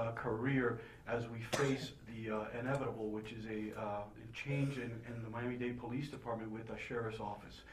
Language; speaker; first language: English; early bilingual, other home language; Spanish